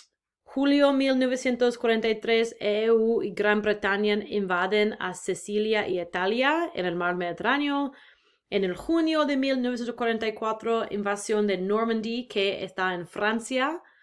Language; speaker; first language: Spanish; non-native, fluent; English